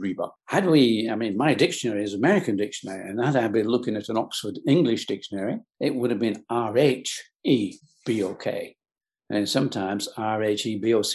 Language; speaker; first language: English; native; English